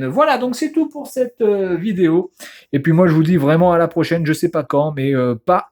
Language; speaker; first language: French; native; French